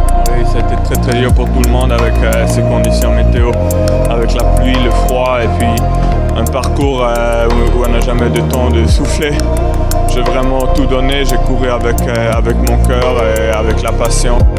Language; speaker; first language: French; non-native, local second language; German